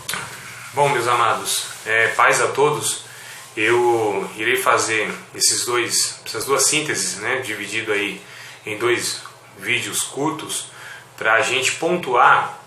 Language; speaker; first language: Portuguese; native; Portuguese